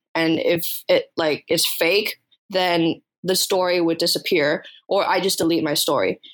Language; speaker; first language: English; early bilingual, other home language; Chinese